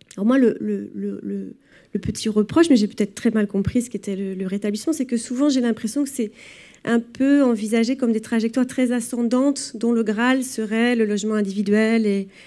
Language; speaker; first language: French; native; French